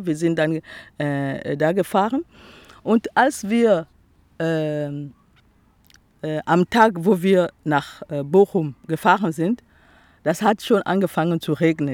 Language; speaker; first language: German; non-native, fluent; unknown